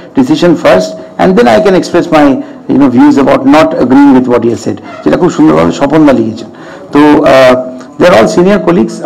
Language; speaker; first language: Hindi; non-native, local second language; Bangla